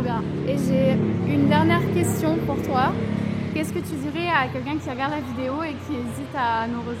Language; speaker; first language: French; native; French